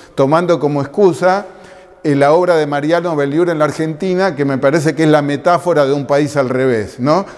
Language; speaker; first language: Spanish; native; Spanish